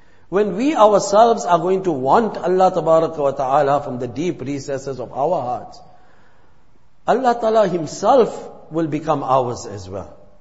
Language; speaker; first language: English; native; English